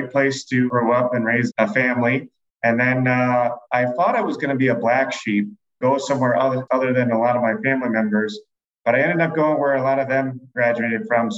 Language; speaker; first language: English; native; English